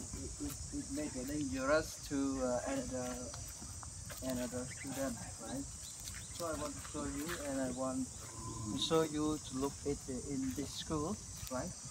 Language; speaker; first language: English; non-native, learner; Khmer